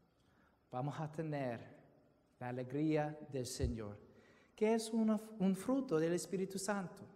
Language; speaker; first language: Spanish; non-native, fluent; English